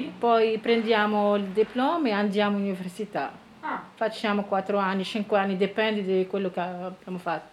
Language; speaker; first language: Italian; non-native, learner; Arabic